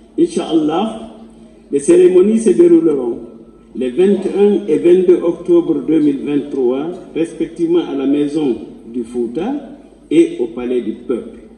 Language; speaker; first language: French; non-native, local second language; Fula